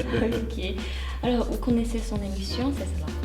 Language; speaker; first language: French; non-native, fluent; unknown